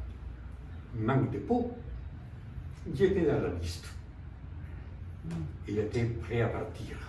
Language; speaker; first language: French; non-native, fluent; Spanish